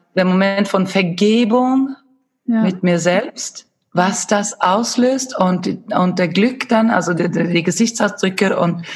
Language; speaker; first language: German; non-native, fluent; Swedish